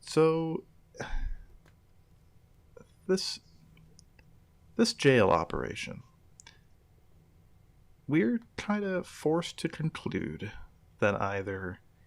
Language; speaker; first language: English; native; English